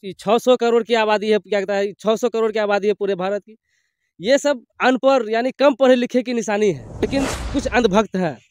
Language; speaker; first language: Hindi; native; Hindi